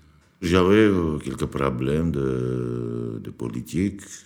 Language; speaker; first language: French; non-native, learner; Georgian